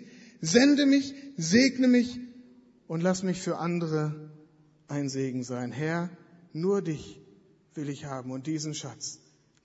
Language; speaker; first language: German; native; German